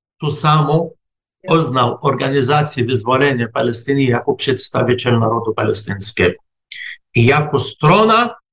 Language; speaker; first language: Polish; non-native, fluent; Arabic